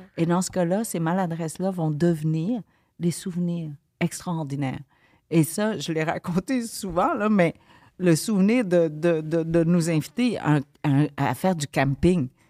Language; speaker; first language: French; early bilingual, other home language; Vietnamese